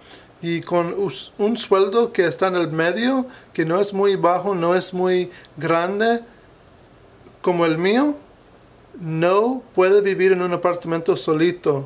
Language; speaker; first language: Spanish; non-native, fluent; English